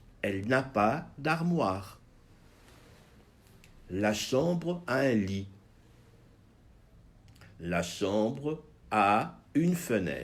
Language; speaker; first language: French; non-native, fluent; Portuguese